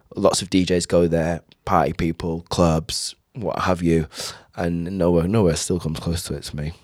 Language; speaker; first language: English; native; English